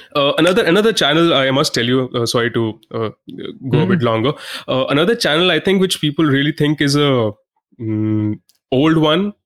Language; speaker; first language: English; non-native, local second language; Hindi